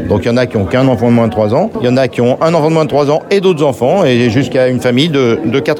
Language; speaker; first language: French; native; French